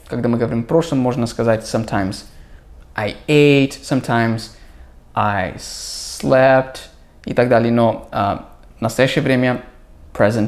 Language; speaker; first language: Russian; non-native, fluent; English